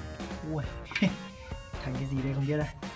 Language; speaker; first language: Vietnamese; native; Vietnamese